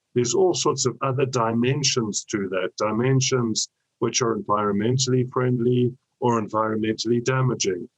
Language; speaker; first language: English; native; English